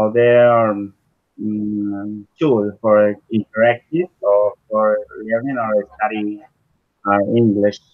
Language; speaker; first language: English; non-native, learner; Spanish